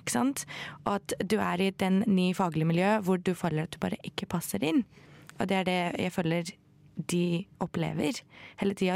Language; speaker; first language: Norwegian; non-native, fluent; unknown